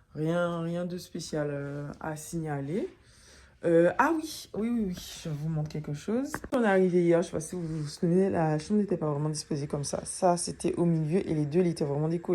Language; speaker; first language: French; native; French